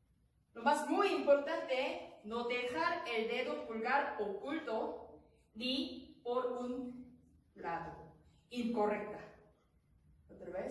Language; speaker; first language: Spanish; non-native, learner; Korean